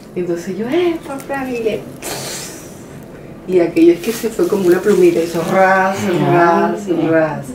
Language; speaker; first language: Spanish; native; Spanish